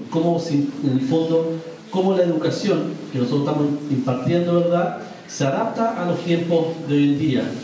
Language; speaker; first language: Spanish; native; Spanish